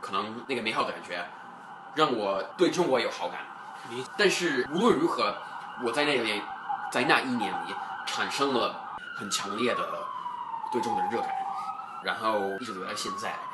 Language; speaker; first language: Chinese; non-native, fluent; English